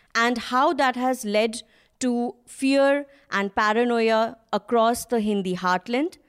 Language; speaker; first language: English; non-native, local second language; Hindi